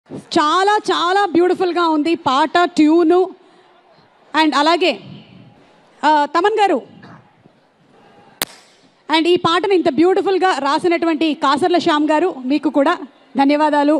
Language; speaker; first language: Telugu; native; Telugu